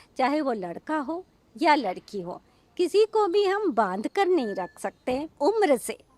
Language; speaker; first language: Hindi; native; Hindi